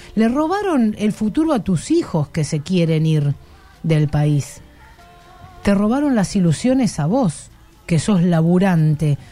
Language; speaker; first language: Spanish; native; Spanish